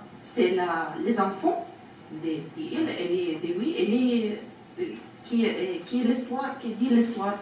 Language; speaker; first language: French; non-native, learner; Arabic